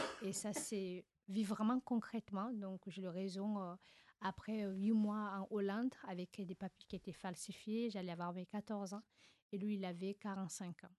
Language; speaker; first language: French; non-native, local second language; Fula